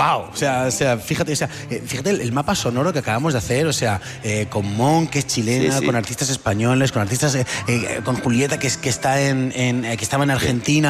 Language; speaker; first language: Spanish; native; Spanish